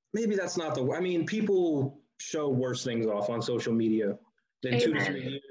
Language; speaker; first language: English; native; English